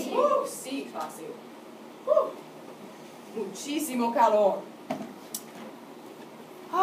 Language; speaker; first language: Spanish; non-native, fluent; English